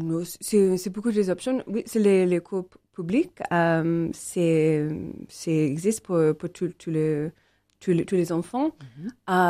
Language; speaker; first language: French; non-native, learner; English